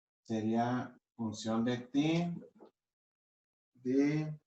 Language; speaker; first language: Spanish; native; Spanish